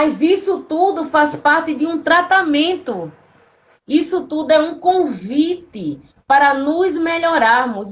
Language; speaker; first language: Portuguese; native; Portuguese